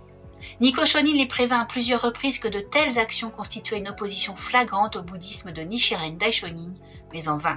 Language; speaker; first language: French; native; French